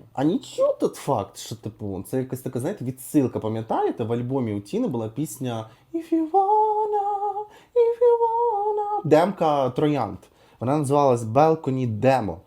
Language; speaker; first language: Ukrainian; non-native, local second language; Russian